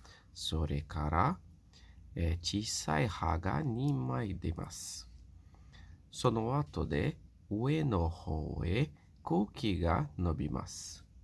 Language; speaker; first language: Japanese; non-native, local second language; Portuguese